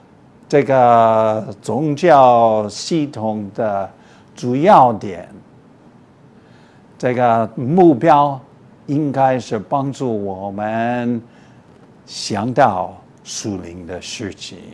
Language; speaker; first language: Chinese; non-native, fluent; English